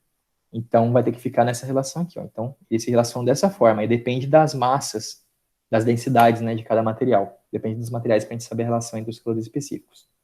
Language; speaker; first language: Portuguese; native; Portuguese